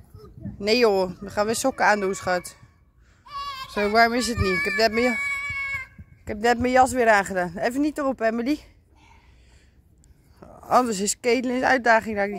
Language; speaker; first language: Dutch; native; Dutch